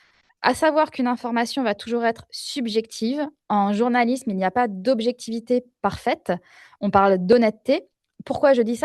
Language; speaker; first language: French; native; French